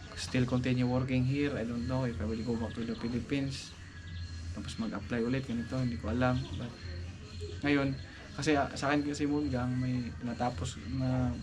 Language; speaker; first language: Filipino; non-native, local second language; Cebuano